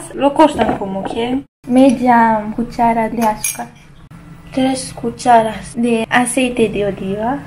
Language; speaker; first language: Spanish; early bilingual, heritage; Spanish